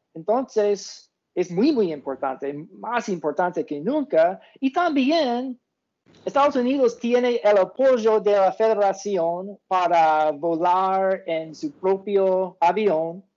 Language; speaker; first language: Spanish; non-native, learner; English